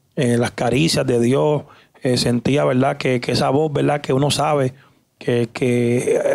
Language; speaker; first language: Spanish; native; Spanish